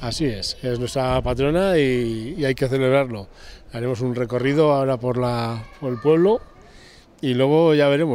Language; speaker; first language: Spanish; native; Spanish